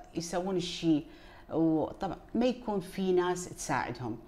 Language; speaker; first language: Arabic; native; Arabic